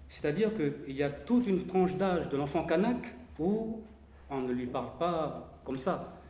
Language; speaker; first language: French; non-native, local second language; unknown